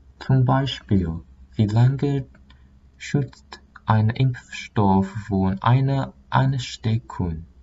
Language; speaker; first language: German; non-native, learner; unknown